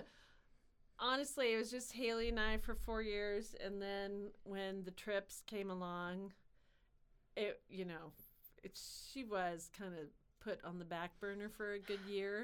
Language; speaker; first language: English; native; English